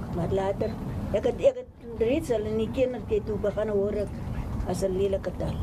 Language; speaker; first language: Dutch; non-native, local second language; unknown